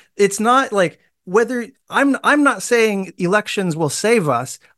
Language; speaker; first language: English; native; English